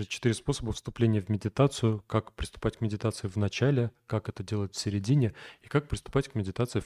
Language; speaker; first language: Russian; native; Russian